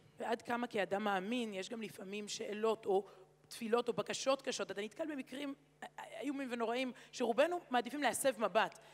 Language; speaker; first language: Hebrew; native; Hebrew